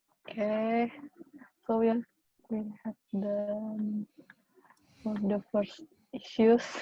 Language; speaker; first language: English; non-native, learner; Indonesian